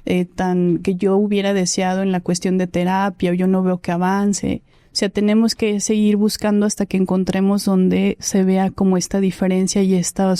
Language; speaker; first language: Spanish; native; Spanish